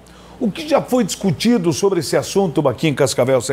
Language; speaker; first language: Portuguese; native; Portuguese